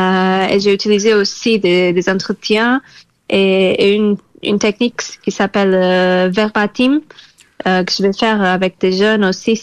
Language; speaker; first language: French; non-native, fluent; Portuguese